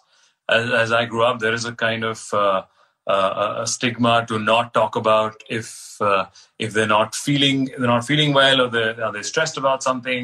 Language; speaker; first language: English; non-native, local second language; Hindi